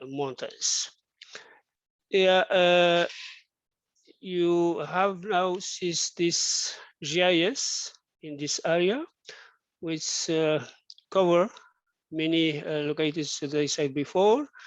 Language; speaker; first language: English; non-native, fluent; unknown